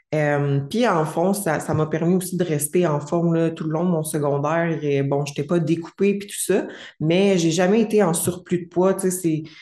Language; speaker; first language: French; native; French